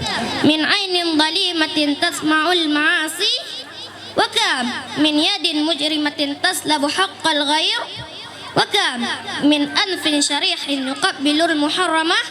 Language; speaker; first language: Arabic; non-native, learner; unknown